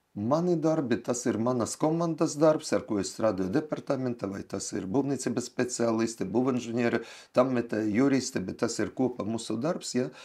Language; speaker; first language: Latvian; non-native, local second language; Russian